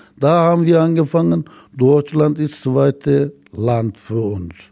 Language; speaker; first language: German; non-native, learner; Turkish